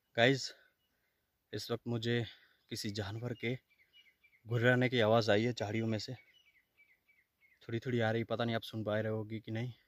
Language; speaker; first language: Hindi; non-native, local second language; Kachhi